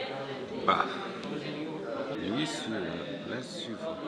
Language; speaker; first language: French; non-native, learner; Arabic